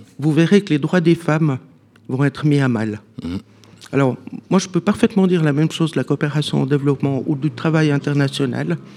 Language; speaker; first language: French; native; French